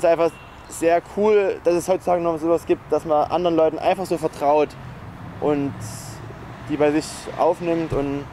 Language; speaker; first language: German; native; German